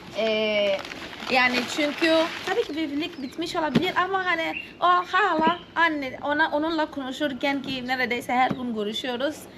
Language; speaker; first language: Turkish; non-native, fluent; Portuguese